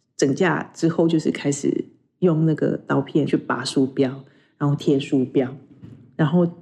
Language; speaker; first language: Chinese; native; Chinese